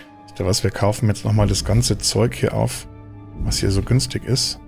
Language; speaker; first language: German; native; German